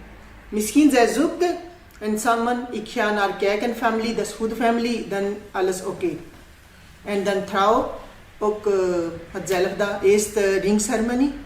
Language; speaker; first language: Dutch; non-native, learner; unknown